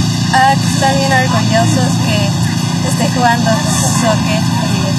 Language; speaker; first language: Spanish; early bilingual, other home language; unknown